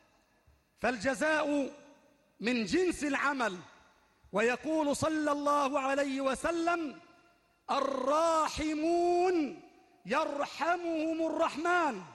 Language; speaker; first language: Arabic; native; Arabic